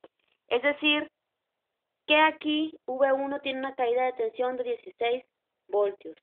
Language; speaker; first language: Spanish; native; Spanish